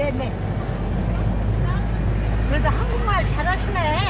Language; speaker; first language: Korean; native; Korean